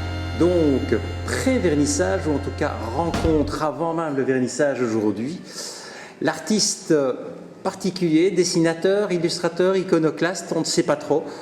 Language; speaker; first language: French; native; French